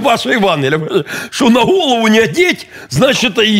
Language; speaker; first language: Russian; native; Russian